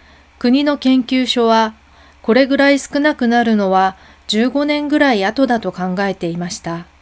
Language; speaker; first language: Japanese; non-native, fluent; Korean